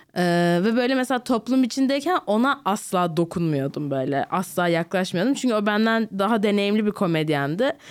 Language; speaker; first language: Turkish; early bilingual, heritage; Turkish